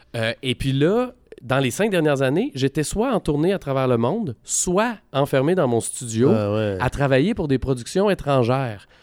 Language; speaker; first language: French; native; French